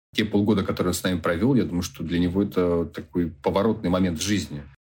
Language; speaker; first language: Russian; native; Russian